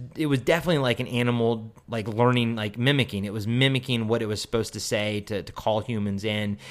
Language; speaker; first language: English; native; English